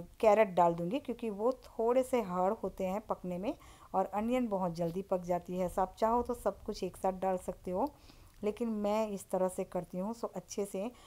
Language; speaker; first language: Hindi; native; Hindi